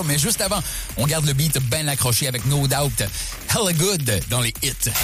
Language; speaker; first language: French; native; French